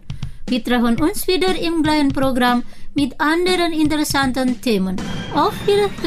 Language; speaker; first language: German; non-native, fluent; Indonesian